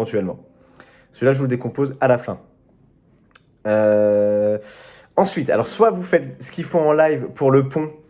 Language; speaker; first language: French; native; French